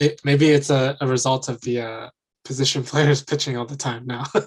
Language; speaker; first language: English; native; English